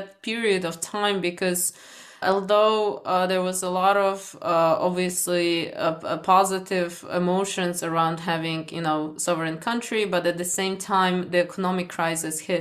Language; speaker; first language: English; non-native, fluent; Ukrainian